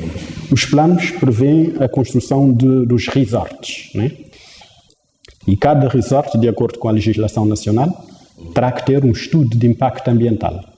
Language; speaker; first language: Portuguese; non-native, local second language; Kabuverdianu